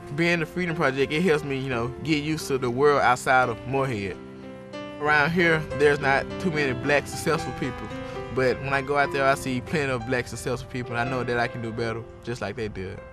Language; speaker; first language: English; native; English